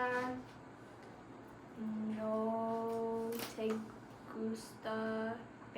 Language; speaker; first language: Spanish; non-native, learner; English